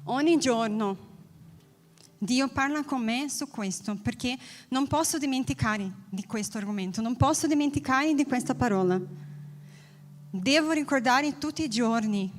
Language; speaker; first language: Italian; non-native, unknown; Portuguese